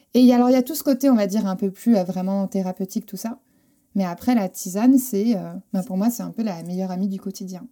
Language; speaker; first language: French; non-native, fluent; Spanish